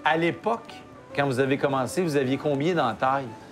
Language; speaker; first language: French; native; French